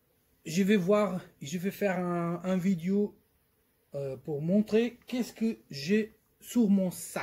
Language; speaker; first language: French; non-native, fluent; Portuguese